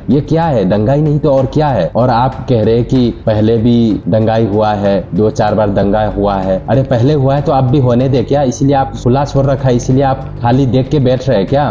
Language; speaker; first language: Hindi; non-native, local second language; Manipuri